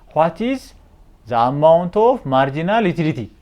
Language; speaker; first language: English; non-native, local second language; Amharic